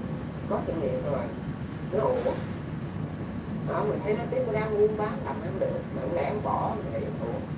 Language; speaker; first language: Vietnamese; native; Vietnamese